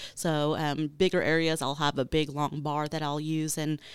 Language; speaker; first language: English; native; English